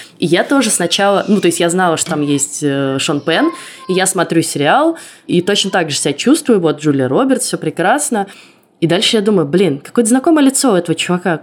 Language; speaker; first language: Russian; native; Russian